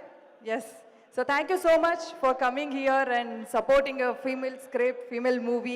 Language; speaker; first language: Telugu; non-native, fluent; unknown